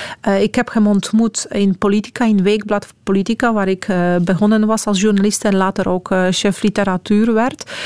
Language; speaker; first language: Dutch; non-native, fluent; Polish